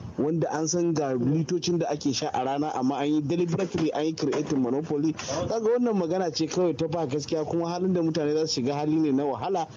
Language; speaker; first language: Hausa; native; Hausa